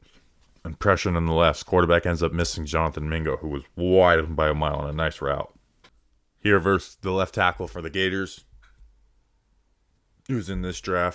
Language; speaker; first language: English; native; English